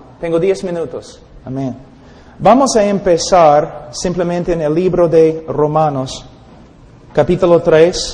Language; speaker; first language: Spanish; non-native, fluent; English